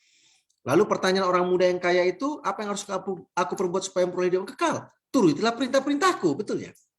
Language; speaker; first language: Indonesian; native; Indonesian